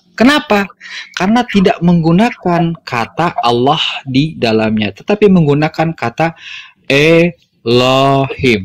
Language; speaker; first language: Indonesian; native; Indonesian